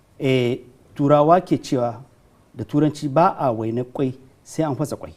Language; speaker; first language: Hausa; non-native, local second language; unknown